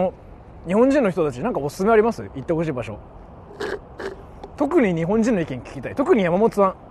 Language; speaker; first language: Japanese; native; Japanese